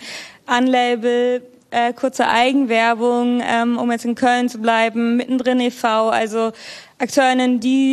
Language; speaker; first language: German; native; German